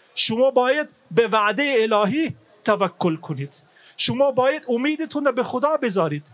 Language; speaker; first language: Persian; non-native, fluent; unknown